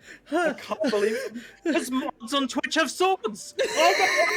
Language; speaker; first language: English; native; English